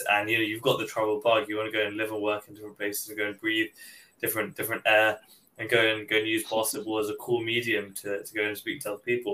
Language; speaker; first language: English; native; English